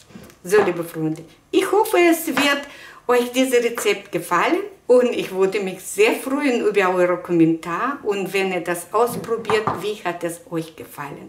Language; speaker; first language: German; non-native, fluent; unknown